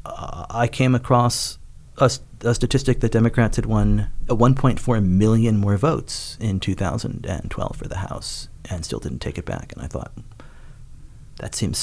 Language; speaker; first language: English; native; English